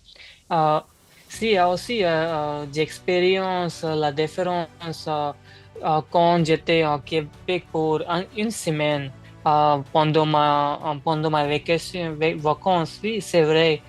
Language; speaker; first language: French; non-native, learner; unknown